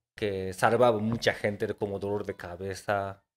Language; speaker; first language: Spanish; non-native, fluent; Japanese